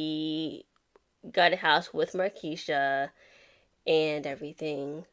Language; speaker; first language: English; native; English